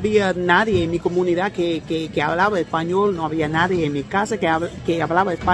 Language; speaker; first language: Spanish; non-native, learner; English